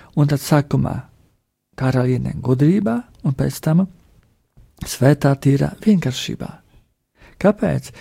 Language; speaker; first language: Latvian; non-native, fluent; Polish